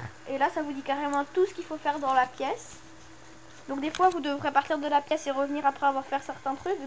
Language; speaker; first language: French; native; French